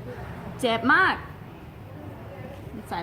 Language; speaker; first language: Thai; non-native, learner; English